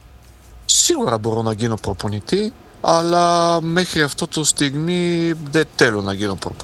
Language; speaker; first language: Greek; non-native, fluent; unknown